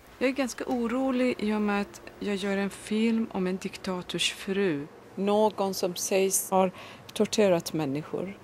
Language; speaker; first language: Swedish; non-native, fluent; Persian